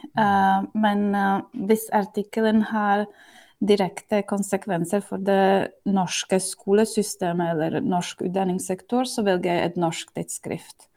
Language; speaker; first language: Norwegian; non-native, fluent; Slovak